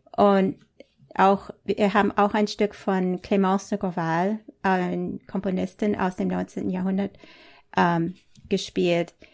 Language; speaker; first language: German; non-native, fluent; English